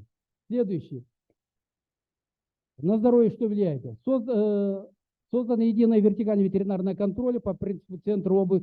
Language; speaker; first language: Russian; native; Russian